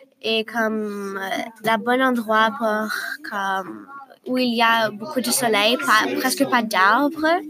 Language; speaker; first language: French; non-native, learner; English